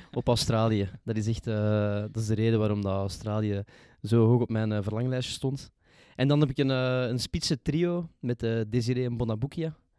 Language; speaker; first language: Dutch; native; Dutch